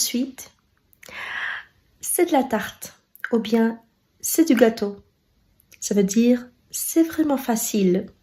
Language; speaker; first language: French; non-native, fluent; Russian